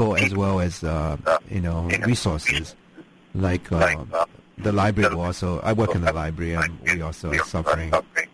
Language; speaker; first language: English; non-native, local second language; Cantonese